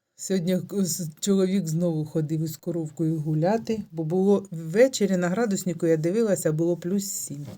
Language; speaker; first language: Ukrainian; native; Ukrainian